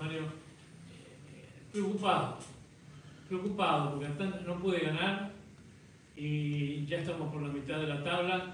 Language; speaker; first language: Spanish; native; Spanish